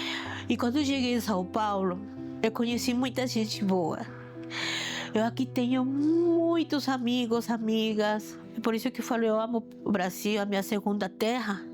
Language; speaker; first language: Portuguese; non-native, fluent; Spanish